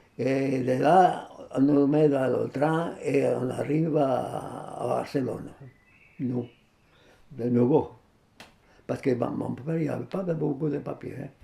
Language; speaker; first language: French; non-native, fluent; Spanish